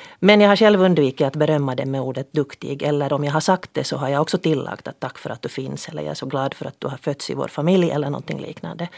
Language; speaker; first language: Swedish; native; Swedish